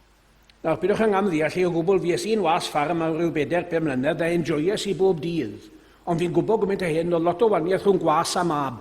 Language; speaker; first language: Welsh; native; Welsh